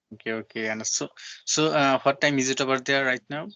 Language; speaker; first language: English; non-native, learner; Bangla